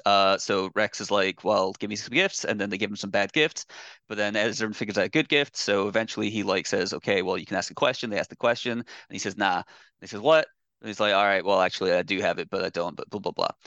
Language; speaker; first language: English; native; English